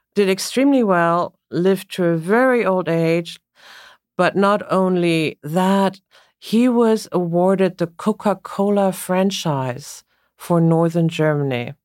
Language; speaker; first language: English; non-native, fluent; German